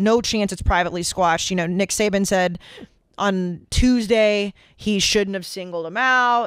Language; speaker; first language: English; native; English